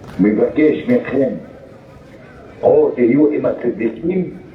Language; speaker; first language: Hebrew; non-native, local second language; Arabic